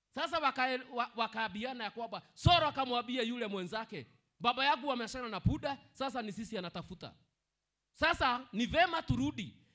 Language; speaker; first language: Swahili; non-native, local second language; Kikuyu